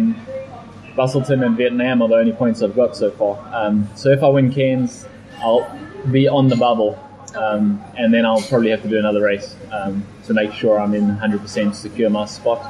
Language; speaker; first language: English; native; English